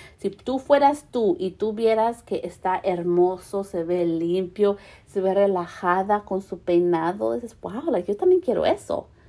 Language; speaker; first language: Spanish; early bilingual, heritage; Spanish